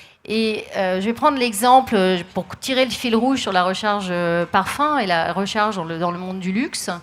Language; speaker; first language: French; native; French